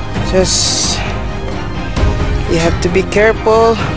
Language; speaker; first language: English; non-native, local second language; Filipino